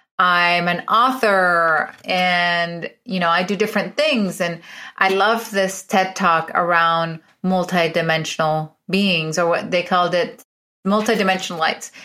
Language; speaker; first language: English; early bilingual, other home language; Spanish